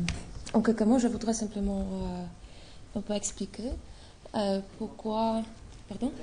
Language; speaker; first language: French; non-native, fluent; Polish